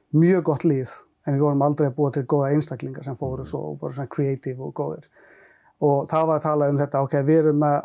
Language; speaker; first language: Icelandic; non-native, fluent; Finnish